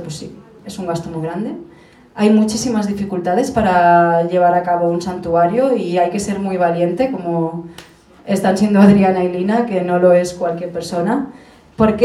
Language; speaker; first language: Spanish; native; Spanish